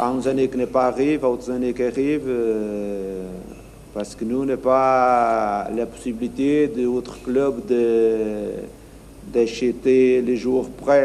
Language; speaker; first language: French; non-native, learner; Portuguese